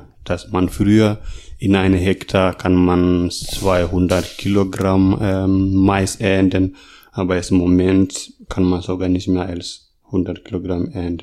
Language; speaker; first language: German; non-native, fluent; Masai